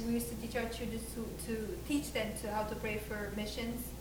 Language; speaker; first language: English; non-native, fluent; Portuguese